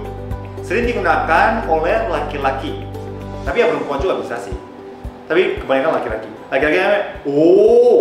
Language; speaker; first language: Indonesian; non-native, fluent; Japanese